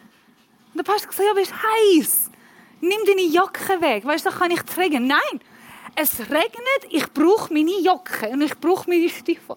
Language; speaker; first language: German; non-native, learner; Persian